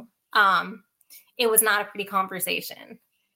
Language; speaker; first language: English; early bilingual, other home language; Sinhala